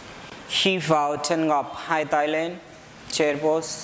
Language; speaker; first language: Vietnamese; non-native, learner; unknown